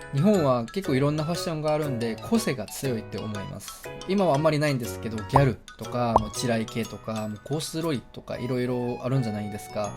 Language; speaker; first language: Japanese; non-native, fluent; Korean